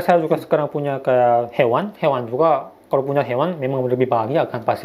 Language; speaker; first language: Indonesian; non-native, fluent; Korean